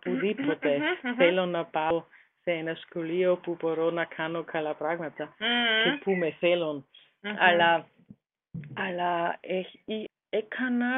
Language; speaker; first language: Greek; non-native, learner; German